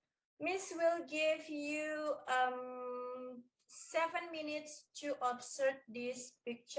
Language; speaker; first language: English; non-native, learner; Indonesian